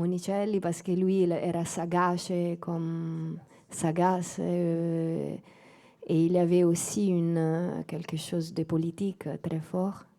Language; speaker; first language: French; non-native, fluent; Italian